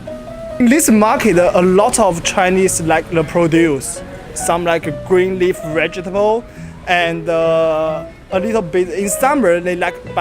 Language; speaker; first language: English; non-native, learner; Chinese